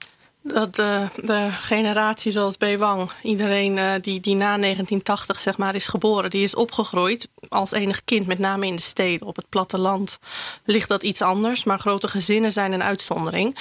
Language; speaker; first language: Dutch; native; Dutch